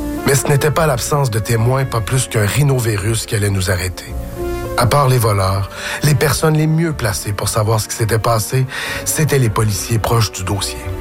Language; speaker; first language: French; native; French